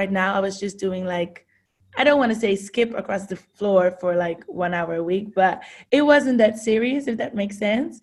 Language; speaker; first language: English; non-native, fluent; Dutch